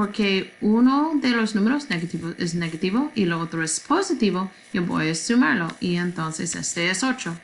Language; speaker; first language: Spanish; non-native, learner; English